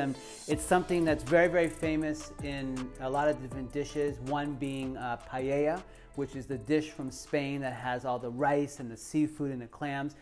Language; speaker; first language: English; native; English